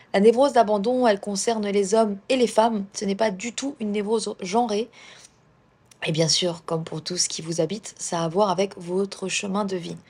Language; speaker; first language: French; native; French